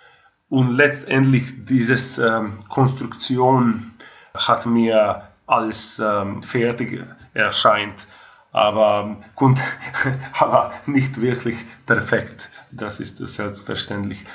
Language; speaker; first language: German; non-native, fluent; Croatian